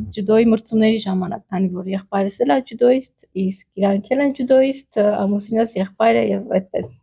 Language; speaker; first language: Armenian; native; Armenian